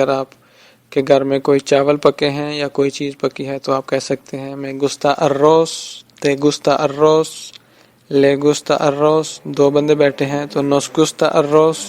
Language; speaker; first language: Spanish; non-native, fluent; Urdu